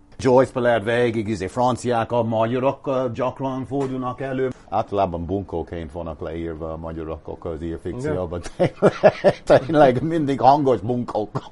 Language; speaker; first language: Hungarian; non-native, fluent; English